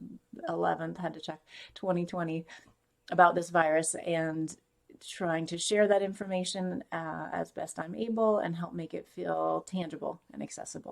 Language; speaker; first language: English; native; English